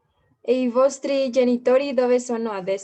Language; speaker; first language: Italian; non-native, learner; Spanish